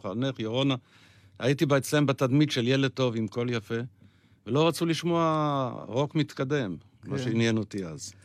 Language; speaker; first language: Hebrew; non-native, local second language; Yiddish